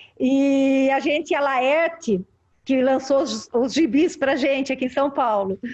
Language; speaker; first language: Portuguese; native; Portuguese